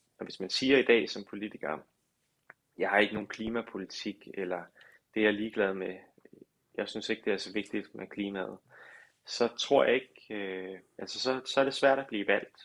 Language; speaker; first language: Danish; native; Danish